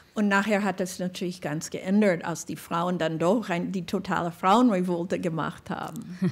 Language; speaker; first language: German; non-native, fluent; English